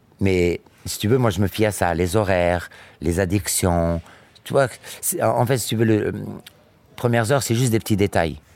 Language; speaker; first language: French; native; French